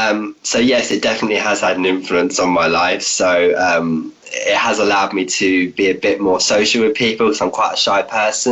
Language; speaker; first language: English; native; English